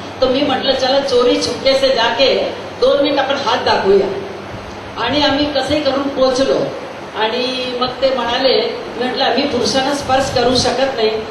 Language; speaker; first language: Marathi; non-native, local second language; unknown